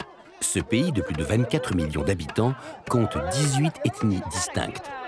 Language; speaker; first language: French; native; French